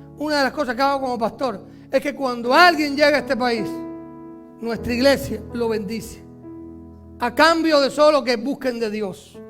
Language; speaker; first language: Spanish; native; Spanish